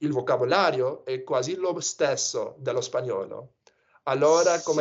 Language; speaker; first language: Italian; non-native, fluent; English